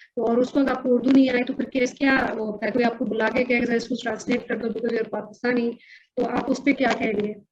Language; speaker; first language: Urdu; native; Urdu